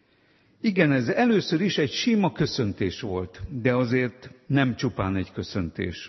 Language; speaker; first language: Hungarian; native; Hungarian